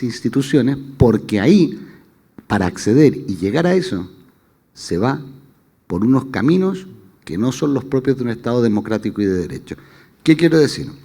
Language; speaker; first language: Spanish; native; Spanish